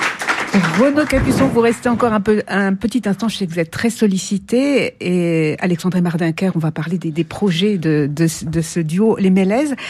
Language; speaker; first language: French; native; French